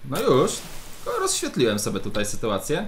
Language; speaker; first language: Polish; native; Polish